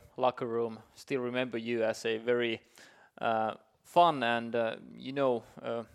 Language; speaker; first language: English; non-native, fluent; Finnish